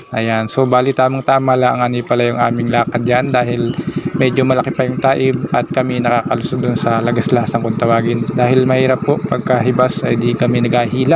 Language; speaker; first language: Filipino; native; Filipino